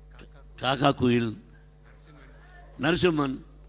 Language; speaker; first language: Tamil; non-native, learner; Telugu